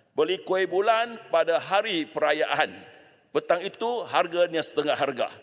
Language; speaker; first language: Malay; non-native, local second language; Chinese